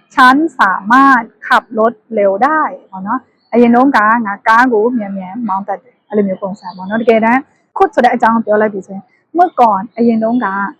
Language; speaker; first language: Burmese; native; Burmese